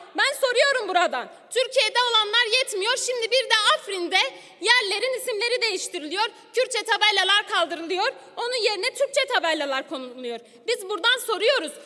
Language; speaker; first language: Turkish; non-native, local second language; Kurdish